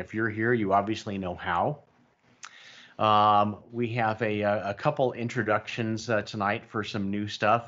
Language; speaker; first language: English; native; English